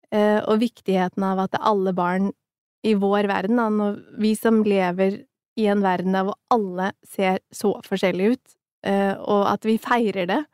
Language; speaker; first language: Norwegian; early bilingual, other home language; Somali